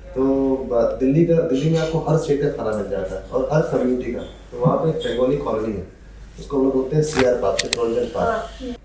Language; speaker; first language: Hindi; native; Hindi